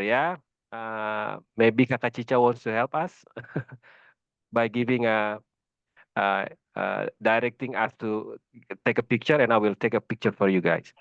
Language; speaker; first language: English; non-native, fluent; Indonesian